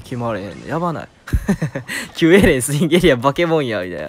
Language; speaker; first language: Japanese; native; Japanese